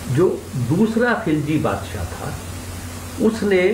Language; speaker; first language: Hindi; native; Hindi